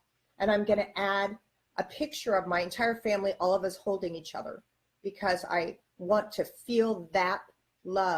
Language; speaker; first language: English; native; English